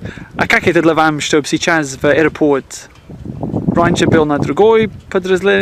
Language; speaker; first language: Russian; non-native, learner; English